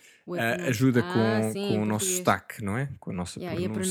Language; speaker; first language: Portuguese; native; Portuguese